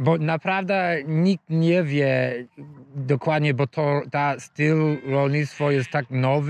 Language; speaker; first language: Polish; non-native, learner; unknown